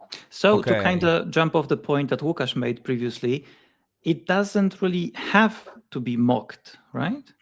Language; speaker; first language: English; non-native, fluent; Polish